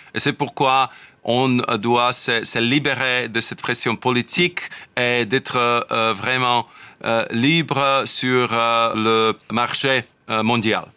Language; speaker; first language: French; non-native, fluent; Slovak